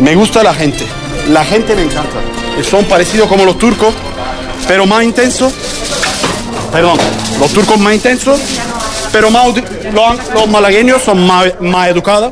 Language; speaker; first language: Spanish; non-native, learner; Turkish